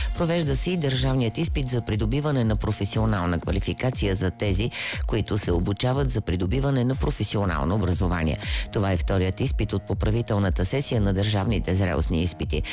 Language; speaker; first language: Bulgarian; native; Bulgarian